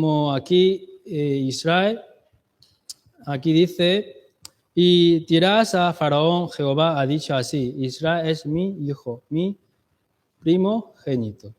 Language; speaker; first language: Spanish; non-native, learner; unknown